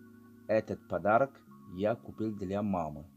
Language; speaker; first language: Russian; non-native, fluent; Tajik